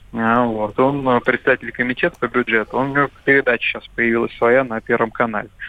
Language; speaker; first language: Russian; native; Russian